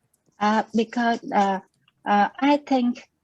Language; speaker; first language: English; non-native, learner; Vietnamese